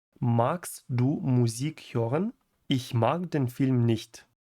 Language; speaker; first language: German; non-native, fluent; Ukrainian